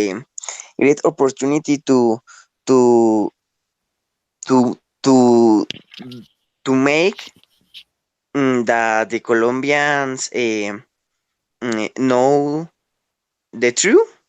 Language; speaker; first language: English; non-native, learner; Spanish